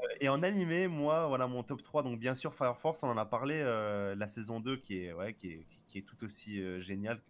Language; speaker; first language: French; native; French